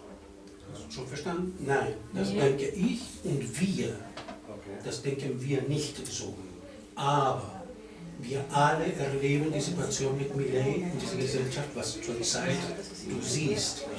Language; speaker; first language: German; non-native, fluent; Spanish